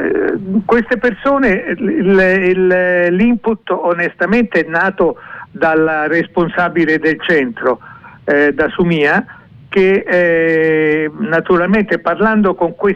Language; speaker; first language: Italian; native; Italian